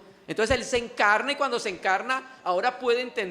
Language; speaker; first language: Spanish; native; Spanish